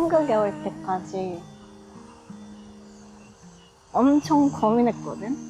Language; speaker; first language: Korean; non-native, fluent; Japanese